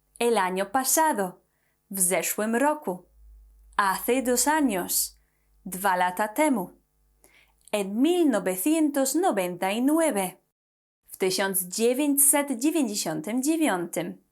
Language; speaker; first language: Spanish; non-native, fluent; Polish